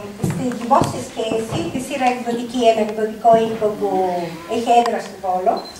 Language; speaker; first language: Greek; non-native, fluent; Italian